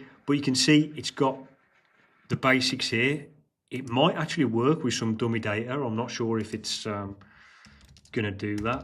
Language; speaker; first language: English; native; English